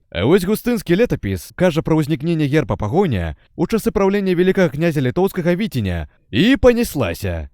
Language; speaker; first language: Belarusian; native; Belarusian